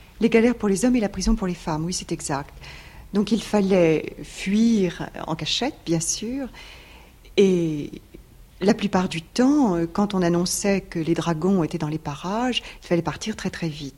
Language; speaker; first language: French; native; French